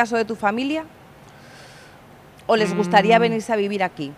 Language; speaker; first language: Spanish; native; Spanish